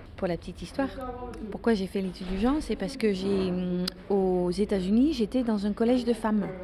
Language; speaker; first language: French; non-native, fluent; Dutch